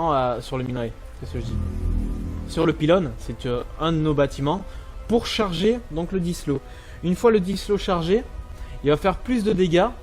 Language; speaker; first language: French; native; French